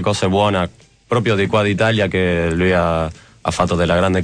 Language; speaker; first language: Italian; non-native, fluent; Spanish